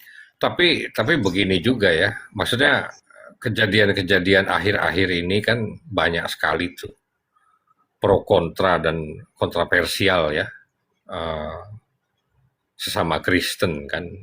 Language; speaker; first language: Indonesian; native; Indonesian